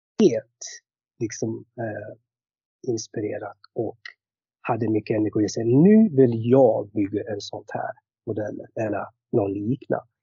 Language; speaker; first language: Swedish; non-native, fluent; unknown